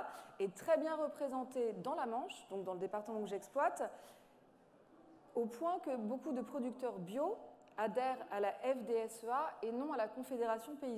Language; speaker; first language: French; native; French